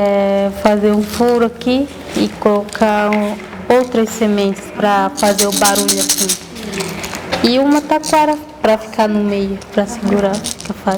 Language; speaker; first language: Portuguese; non-native, local second language; Guarani